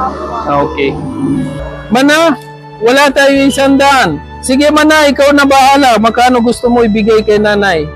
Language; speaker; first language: Filipino; non-native, learner; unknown